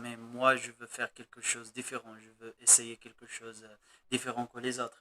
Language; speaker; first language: French; non-native, local second language; Arabic